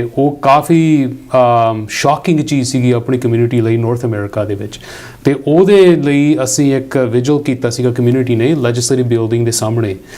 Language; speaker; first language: Punjabi; early bilingual, heritage; Punjabi